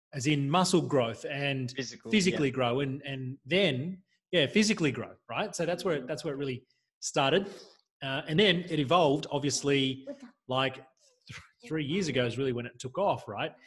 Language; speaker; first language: English; native; English